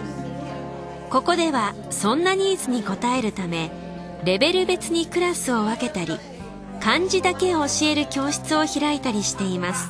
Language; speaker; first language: Japanese; native; Japanese